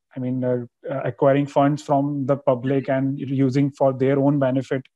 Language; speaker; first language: English; non-native, local second language; Hindi